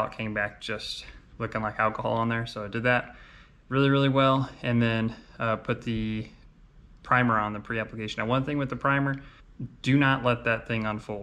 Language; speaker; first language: English; native; English